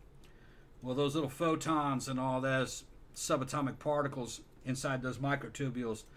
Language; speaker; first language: English; native; English